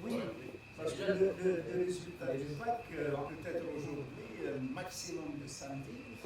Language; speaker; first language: French; non-native, local second language; Arabic